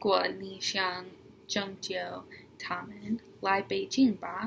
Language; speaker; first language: Chinese; non-native, learner; English